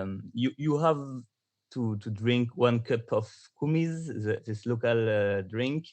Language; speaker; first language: English; non-native, learner; French